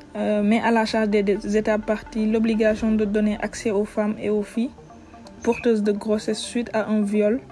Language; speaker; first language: French; non-native, local second language; Wolof